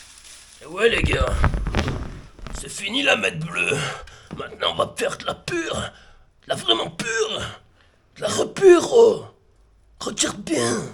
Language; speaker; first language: French; native; French